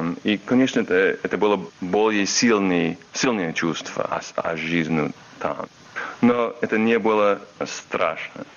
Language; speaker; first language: Russian; non-native, learner; English